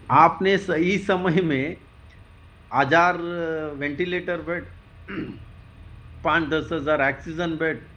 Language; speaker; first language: Hindi; non-native, local second language; Kannada